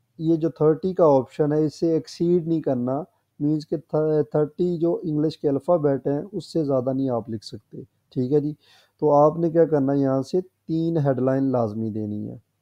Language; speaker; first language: Urdu; non-native, local second language; Punjabi